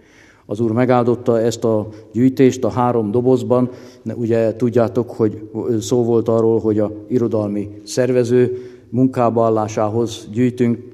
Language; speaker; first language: Hungarian; native; Hungarian